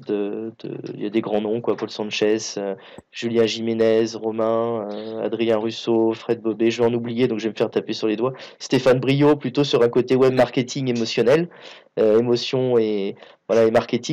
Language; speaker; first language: French; native; French